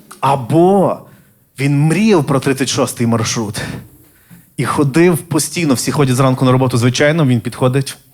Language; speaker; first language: Ukrainian; native; Ukrainian